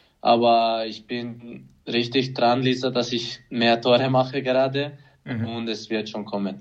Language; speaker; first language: German; non-native, fluent; Hungarian